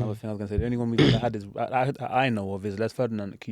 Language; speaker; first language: English; native; English